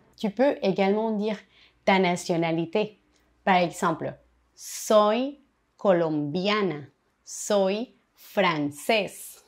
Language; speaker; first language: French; non-native, fluent; Spanish